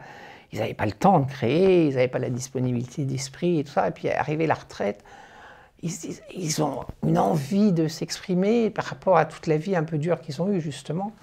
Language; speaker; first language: French; native; French